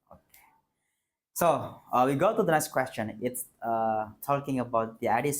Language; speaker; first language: English; non-native, fluent; Indonesian